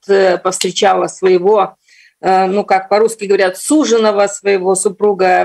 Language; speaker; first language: Russian; native; Russian